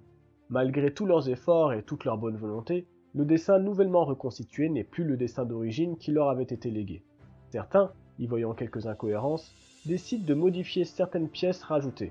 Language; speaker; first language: French; native; French